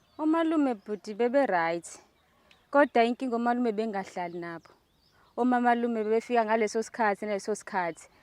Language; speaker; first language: Zulu; native; Zulu